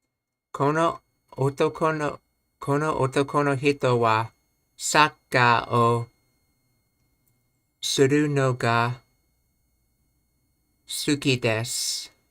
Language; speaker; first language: Japanese; non-native, learner; English